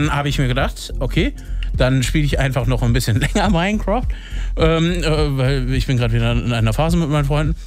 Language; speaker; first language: German; native; German